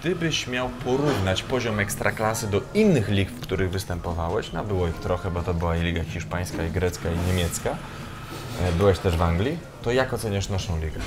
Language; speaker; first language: Polish; native; Polish